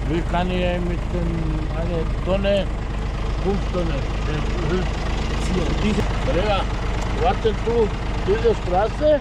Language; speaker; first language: German; non-native, learner; Turkish